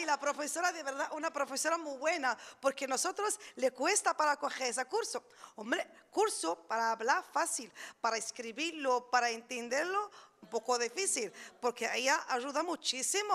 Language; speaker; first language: Spanish; non-native, learner; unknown